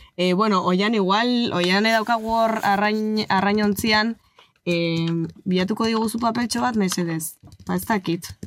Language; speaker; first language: Basque; native; Basque